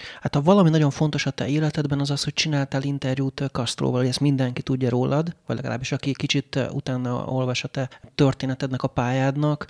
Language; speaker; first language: Hungarian; native; Hungarian